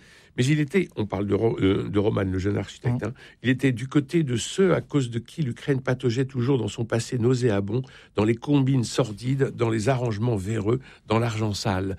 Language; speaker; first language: French; native; French